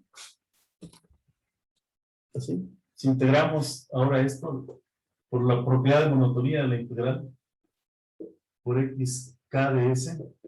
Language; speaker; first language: Spanish; native; Spanish